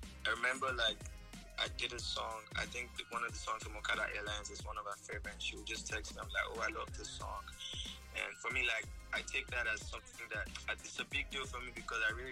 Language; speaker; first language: English; non-native, local second language; Yoruba